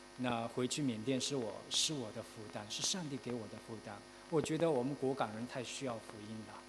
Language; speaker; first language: Chinese; native; Chinese